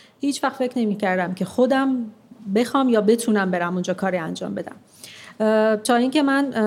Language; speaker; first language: Persian; non-native, local second language; Armenian